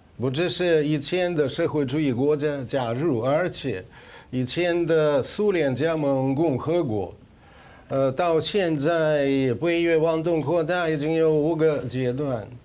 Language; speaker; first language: Chinese; non-native, fluent; Russian